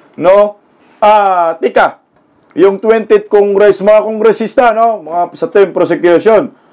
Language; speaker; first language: Filipino; non-native, local second language; Cebuano